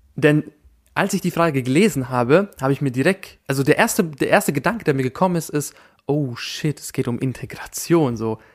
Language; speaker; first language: German; early bilingual, other home language; Albanian